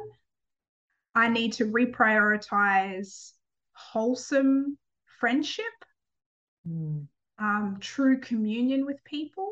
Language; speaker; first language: English; native; English